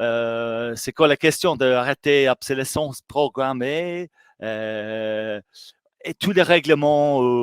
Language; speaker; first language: French; non-native, fluent; English